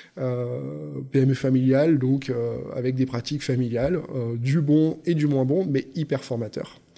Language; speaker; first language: French; native; French